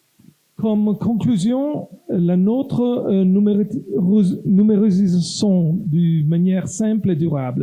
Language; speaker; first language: French; non-native, local second language; Italian